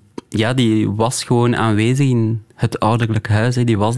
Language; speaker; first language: Dutch; native; Dutch